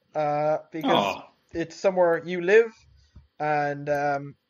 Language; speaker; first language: English; native; English